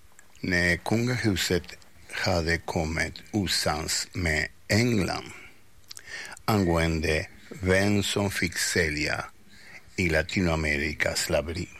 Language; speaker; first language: Swedish; non-native, fluent; Spanish